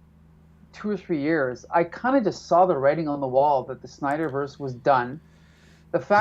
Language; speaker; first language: English; native; English